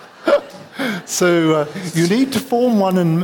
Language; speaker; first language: English; native; English